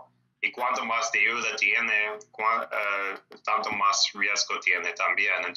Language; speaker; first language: Spanish; non-native, fluent; English